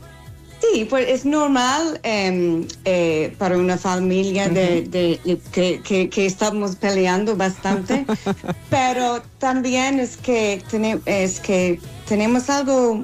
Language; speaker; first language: Spanish; non-native, fluent; English